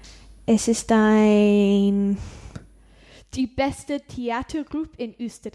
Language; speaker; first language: German; non-native, learner; English